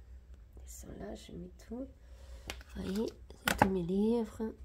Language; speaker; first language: French; non-native, fluent; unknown